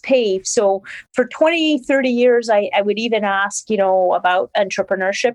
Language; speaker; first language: English; non-native, fluent; French